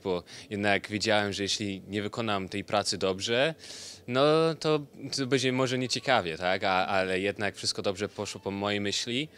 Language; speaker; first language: Polish; early bilingual, heritage; Polish